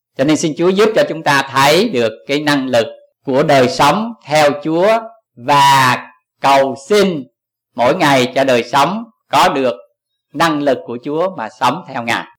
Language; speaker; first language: Vietnamese; native; Vietnamese